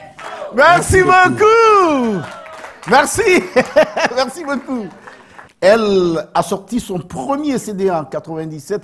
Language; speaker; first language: French; native; French